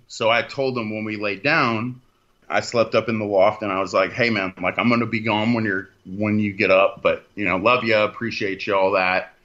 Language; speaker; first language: English; native; English